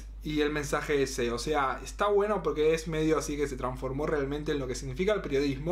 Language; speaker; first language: Spanish; native; Spanish